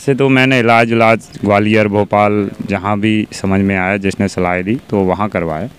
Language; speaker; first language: Hindi; native; Hindi